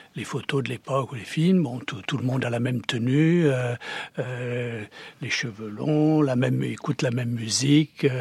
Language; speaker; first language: French; early bilingual, heritage; Czech